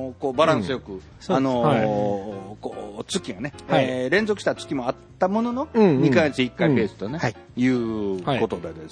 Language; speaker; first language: Japanese; native; Japanese